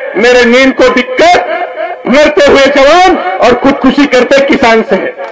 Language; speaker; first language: Hindi; non-native, local second language; Marathi